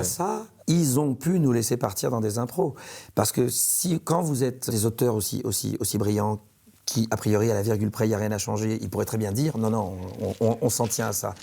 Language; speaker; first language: French; native; French